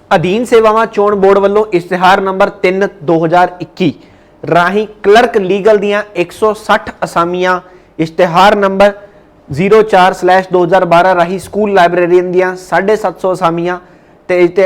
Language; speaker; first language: Hindi; non-native, local second language; Punjabi